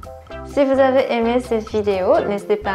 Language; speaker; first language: French; non-native, learner; Korean